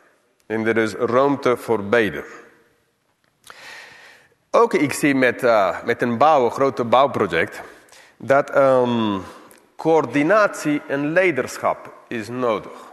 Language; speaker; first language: Dutch; non-native, fluent; English